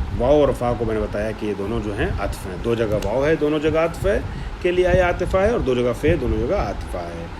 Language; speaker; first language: Urdu; native; Urdu